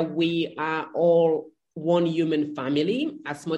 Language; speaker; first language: English; non-native, local second language; Krio